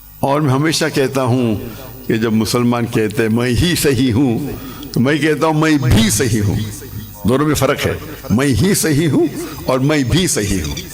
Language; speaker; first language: Urdu; non-native, local second language; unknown